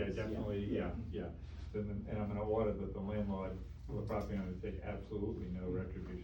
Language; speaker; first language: English; native; English